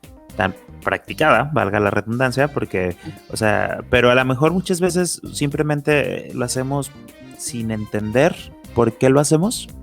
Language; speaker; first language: Spanish; native; Spanish